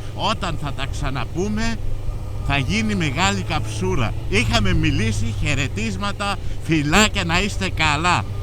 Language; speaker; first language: Greek; early bilingual, heritage; Greek